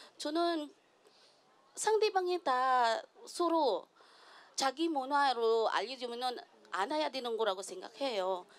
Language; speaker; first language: Korean; non-native, fluent; Filipino